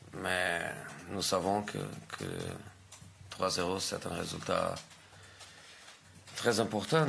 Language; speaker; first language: French; non-native, fluent; Portuguese